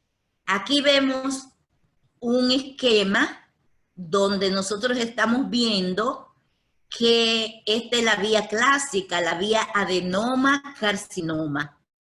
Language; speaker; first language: Spanish; native; Spanish